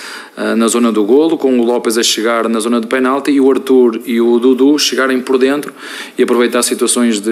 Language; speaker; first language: Portuguese; native; Portuguese